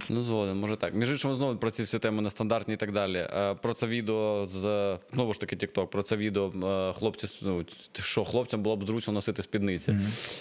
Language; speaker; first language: Ukrainian; non-native, local second language; Russian